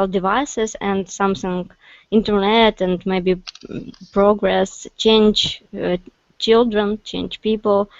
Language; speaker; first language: English; non-native, learner; Russian